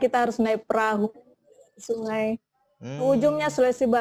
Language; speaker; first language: Indonesian; native; Indonesian